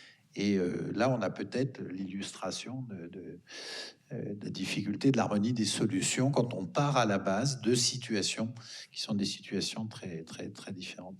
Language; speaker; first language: French; native; French